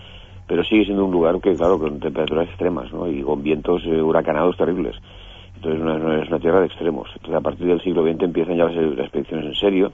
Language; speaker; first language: Spanish; native; Spanish